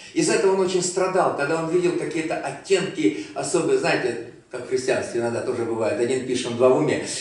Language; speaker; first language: Russian; native; Russian